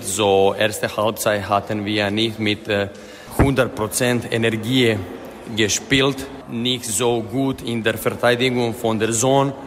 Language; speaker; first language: German; non-native, fluent; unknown